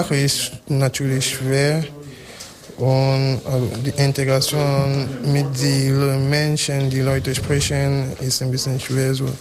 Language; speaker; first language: German; non-native, learner; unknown